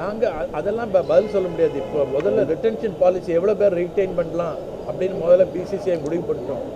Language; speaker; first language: Tamil; native; Tamil